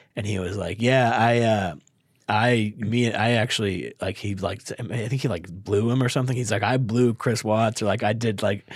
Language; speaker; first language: English; native; English